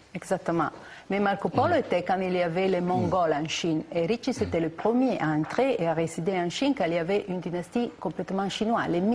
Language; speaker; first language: French; non-native, fluent; Italian